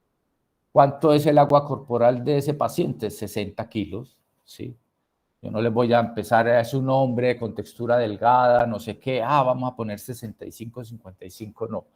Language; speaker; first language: Spanish; native; Spanish